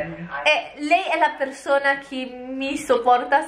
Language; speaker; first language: Italian; non-native, fluent; Filipino